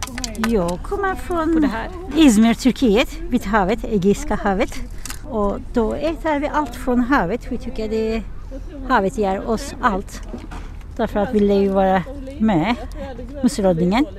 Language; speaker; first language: Swedish; non-native, learner; Turkish